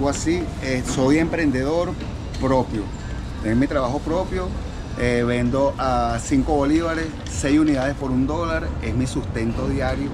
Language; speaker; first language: Spanish; native; Spanish